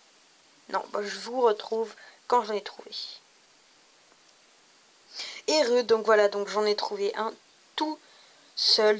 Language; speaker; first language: French; native; French